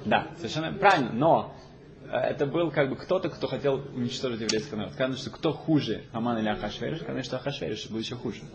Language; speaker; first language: Russian; early bilingual, heritage; Russian